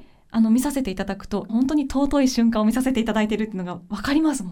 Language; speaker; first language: Japanese; native; Japanese